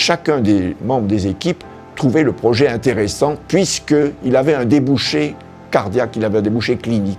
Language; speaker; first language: French; native; French